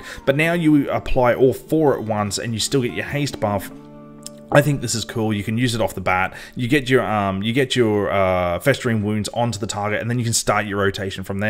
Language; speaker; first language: English; native; English